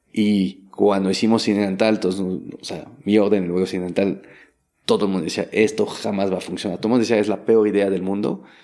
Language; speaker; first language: Spanish; non-native, fluent; French